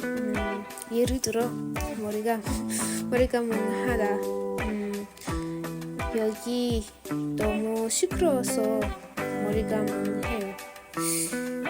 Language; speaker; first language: Korean; non-native, learner; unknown